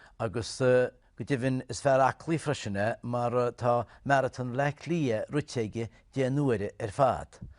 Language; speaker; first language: Irish; native; Irish